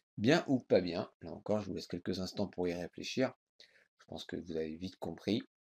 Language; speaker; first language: French; native; French